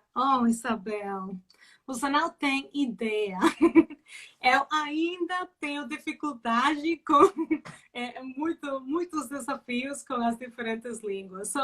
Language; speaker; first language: Portuguese; non-native, learner; Spanish